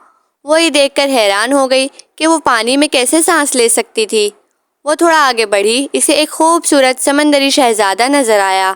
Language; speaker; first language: Urdu; native; Urdu